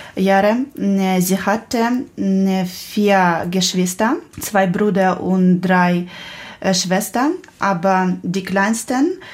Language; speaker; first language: German; non-native, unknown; Ukrainian